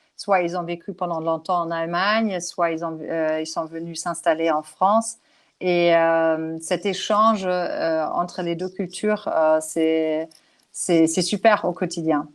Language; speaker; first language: French; non-native, fluent; German